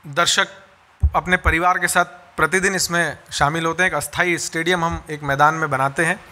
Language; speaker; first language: Hindi; native; Hindi